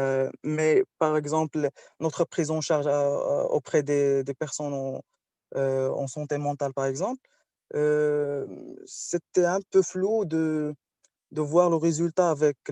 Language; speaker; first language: French; non-native, local second language; Arabic